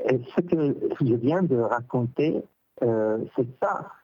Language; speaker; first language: French; non-native, local second language; Arabic